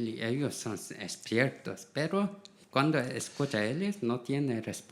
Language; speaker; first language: Spanish; non-native, learner; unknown